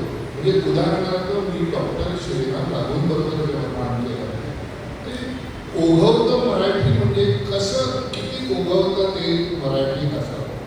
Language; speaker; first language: Marathi; non-native, local second language; Konkani